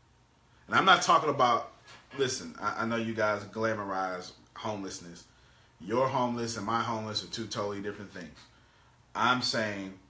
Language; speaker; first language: English; native; English